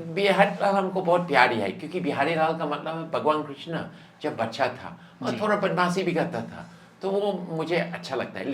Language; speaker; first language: Hindi; non-native, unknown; English